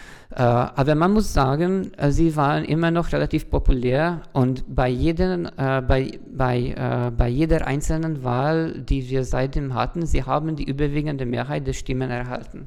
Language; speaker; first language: German; non-native, fluent; Hungarian